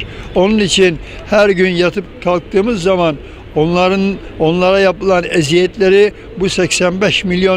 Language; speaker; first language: Turkish; native; Turkish